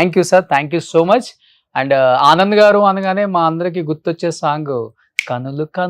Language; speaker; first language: Telugu; native; Telugu